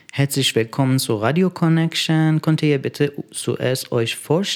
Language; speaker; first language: German; non-native, learner; Persian